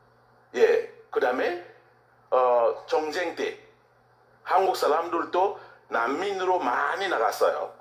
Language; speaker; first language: Korean; non-native, learner; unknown